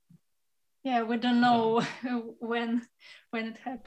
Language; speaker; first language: English; non-native, fluent; Russian